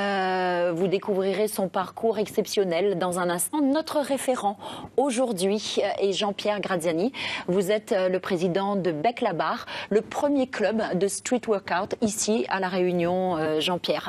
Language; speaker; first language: French; native; French